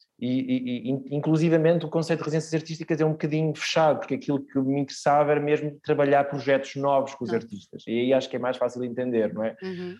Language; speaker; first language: Portuguese; early bilingual, heritage; Portuguese